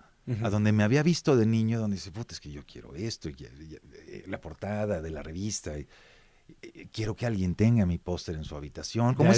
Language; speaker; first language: Spanish; native; Spanish